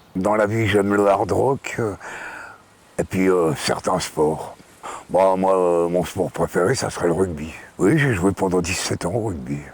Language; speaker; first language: French; native; French